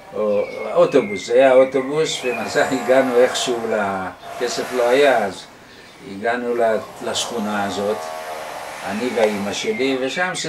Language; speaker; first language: Hebrew; non-native, fluent; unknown